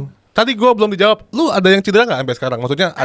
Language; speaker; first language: Indonesian; native; Indonesian